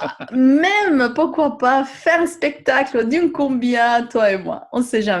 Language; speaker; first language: French; non-native, fluent; Spanish